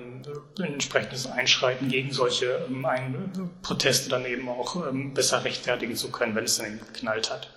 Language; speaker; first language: German; native; German